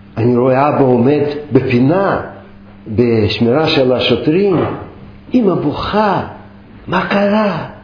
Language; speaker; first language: Hebrew; non-native, fluent; Russian